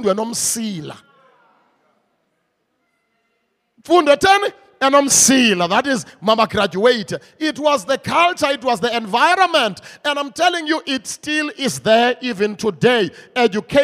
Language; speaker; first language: English; non-native, local second language; Xhosa